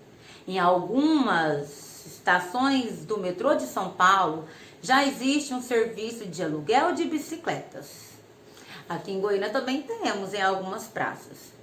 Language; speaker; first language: Portuguese; native; Portuguese